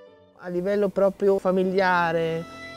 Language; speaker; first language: Italian; native; Italian